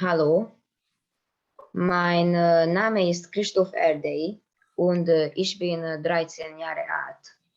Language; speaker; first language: German; non-native, learner; Hungarian